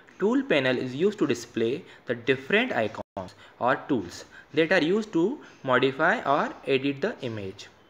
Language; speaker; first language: English; non-native, local second language; Hindi